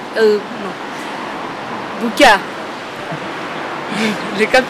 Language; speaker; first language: Italian; non-native, learner; Romanian